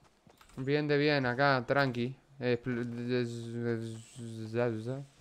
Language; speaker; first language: Spanish; native; Spanish